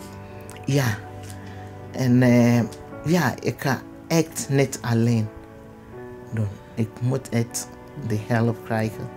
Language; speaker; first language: Dutch; non-native, learner; English